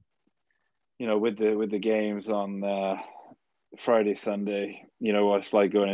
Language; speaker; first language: English; native; English